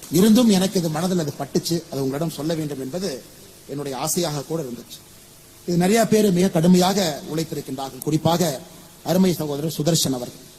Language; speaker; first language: Tamil; native; Tamil